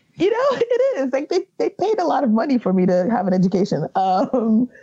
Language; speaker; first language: English; non-native, local second language; Yoruba